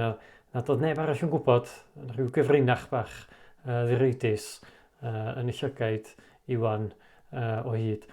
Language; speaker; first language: Welsh; native; Welsh